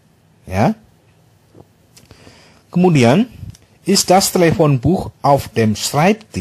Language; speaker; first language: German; non-native, fluent; Indonesian